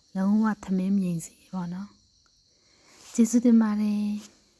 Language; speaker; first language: Burmese; non-native, local second language; Kachin